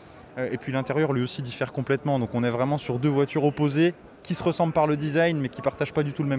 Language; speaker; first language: French; native; French